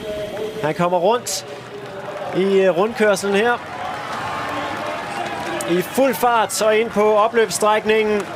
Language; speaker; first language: Danish; native; Danish